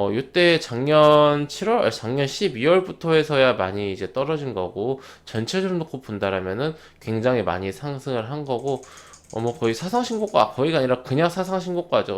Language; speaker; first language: Korean; native; Korean